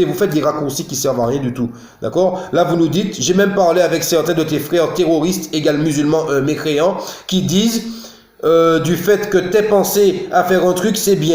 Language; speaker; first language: French; native; French